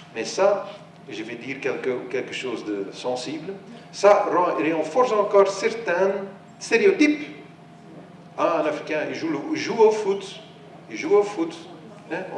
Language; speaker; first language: French; non-native, local second language; Dutch